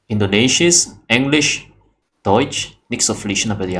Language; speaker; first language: German; non-native, learner; Indonesian